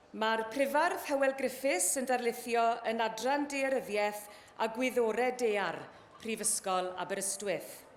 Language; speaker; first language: Welsh; native; Welsh